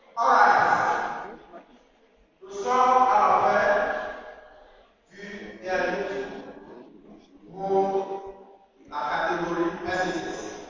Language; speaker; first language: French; non-native, fluent; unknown